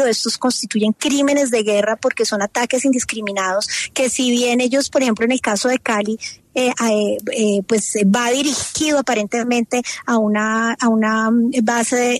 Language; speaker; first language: Spanish; native; Spanish